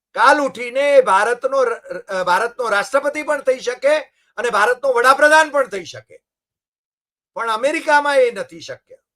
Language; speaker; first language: Gujarati; native; Gujarati